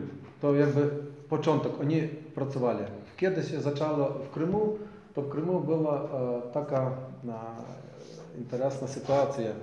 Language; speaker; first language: Polish; non-native, learner; Ukrainian